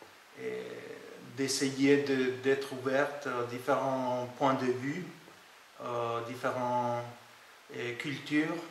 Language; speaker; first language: French; non-native, fluent; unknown